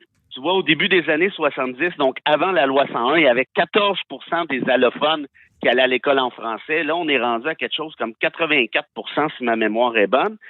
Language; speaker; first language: French; native; French